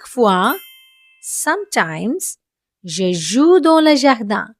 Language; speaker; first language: French; non-native, fluent; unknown